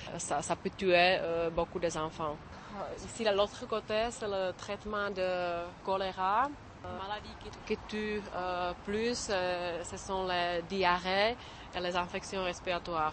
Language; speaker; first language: French; non-native, fluent; Czech